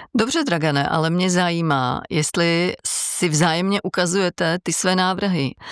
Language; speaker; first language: Czech; native; Czech